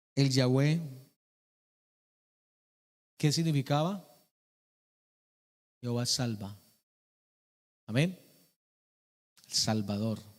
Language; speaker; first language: Spanish; native; Spanish